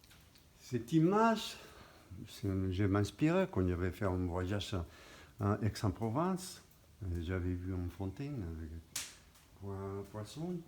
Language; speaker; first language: French; non-native, fluent; Spanish